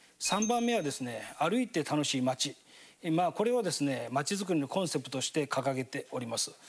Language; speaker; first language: Japanese; native; Japanese